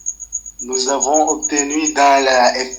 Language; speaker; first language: French; non-native, local second language; Comorian